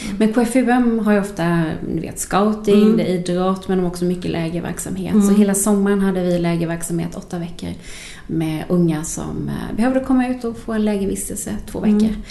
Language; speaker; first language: Swedish; native; Swedish